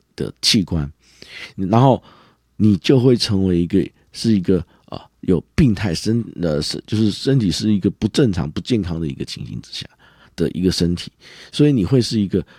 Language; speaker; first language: Chinese; native; Chinese